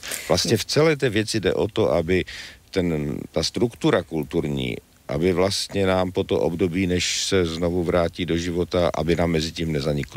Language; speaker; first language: Czech; native; Czech